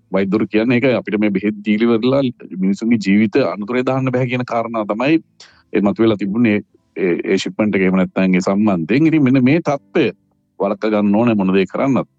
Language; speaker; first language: Sinhala; native; Sinhala